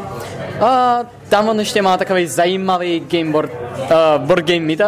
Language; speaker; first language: Czech; non-native, fluent; Russian